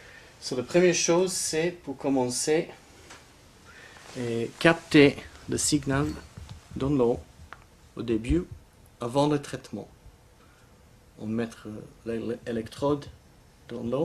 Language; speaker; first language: French; non-native, fluent; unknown